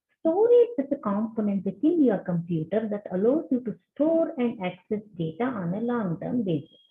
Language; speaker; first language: English; non-native, local second language; Kannada